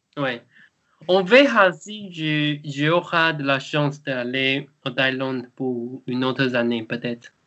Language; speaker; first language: French; non-native, learner; Chinese